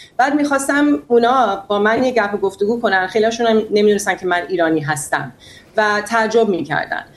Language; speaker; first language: Persian; early bilingual, heritage; Persian